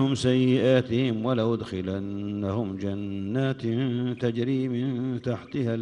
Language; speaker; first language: Arabic; native; Arabic